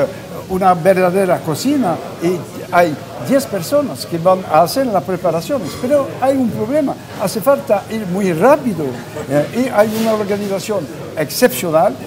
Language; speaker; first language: Spanish; non-native, fluent; French